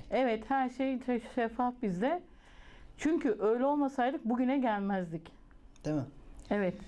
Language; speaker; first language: Turkish; native; Turkish